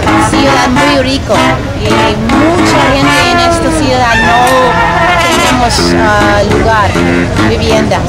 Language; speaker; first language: Spanish; non-native, learner; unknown